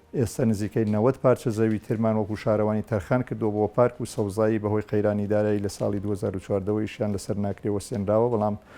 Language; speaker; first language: Central Kurdish; native; Central Kurdish